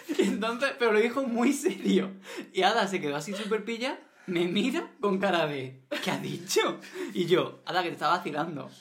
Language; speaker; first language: Spanish; native; Spanish